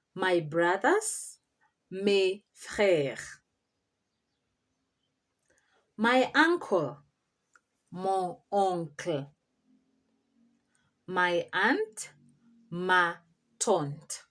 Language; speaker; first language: French; non-native, fluent; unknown